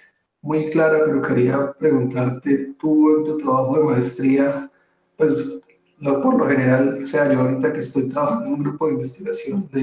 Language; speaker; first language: Spanish; native; Spanish